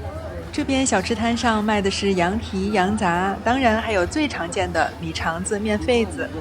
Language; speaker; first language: Chinese; native; Chinese